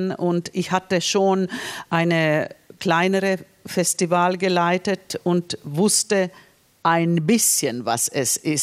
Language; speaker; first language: German; non-native, fluent; Finnish